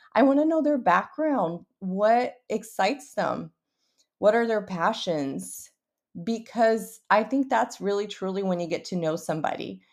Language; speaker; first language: English; early bilingual, other home language; Portuguese